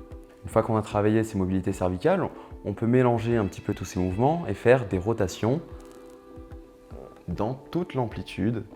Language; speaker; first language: French; native; French